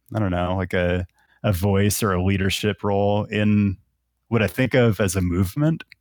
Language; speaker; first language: English; native; English